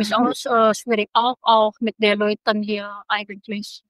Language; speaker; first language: German; non-native, local second language; Indonesian